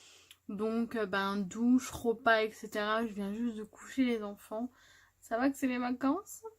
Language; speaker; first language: French; native; French